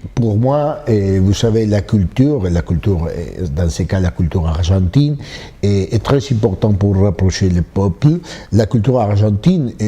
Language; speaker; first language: French; non-native, fluent; Spanish